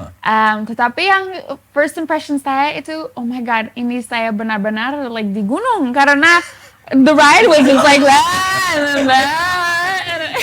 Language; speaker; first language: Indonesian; non-native, fluent; English